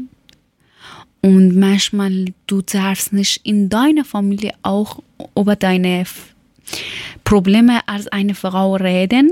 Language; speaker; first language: German; non-native, learner; Persian